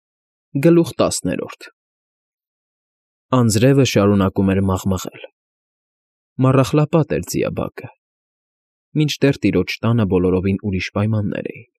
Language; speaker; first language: Armenian; native; Armenian